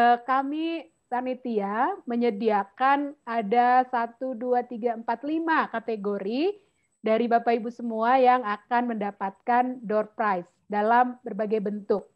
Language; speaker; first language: Indonesian; native; Indonesian